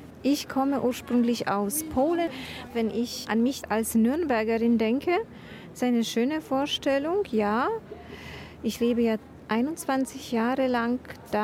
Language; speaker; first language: German; non-native, fluent; Polish